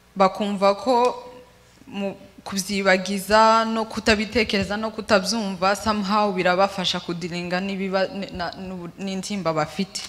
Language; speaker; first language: Kinyarwanda; native; Kinyarwanda